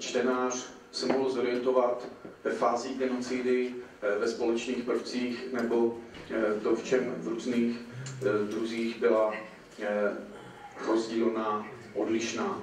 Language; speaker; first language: Czech; native; Czech